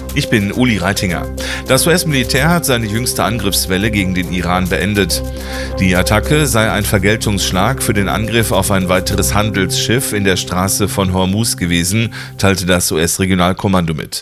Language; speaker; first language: German; native; German